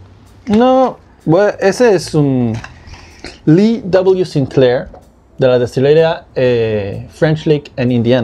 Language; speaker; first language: Spanish; non-native, fluent; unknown